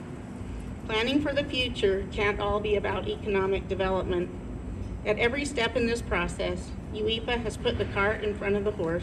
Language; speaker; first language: English; native; English